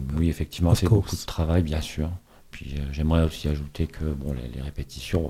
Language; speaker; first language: French; native; French